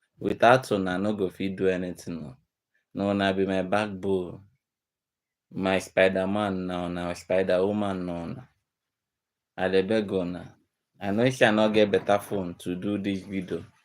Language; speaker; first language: Nigerian Pidgin; non-native, local second language; Igbo